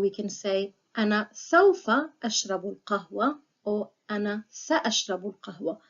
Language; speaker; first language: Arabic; non-native, fluent; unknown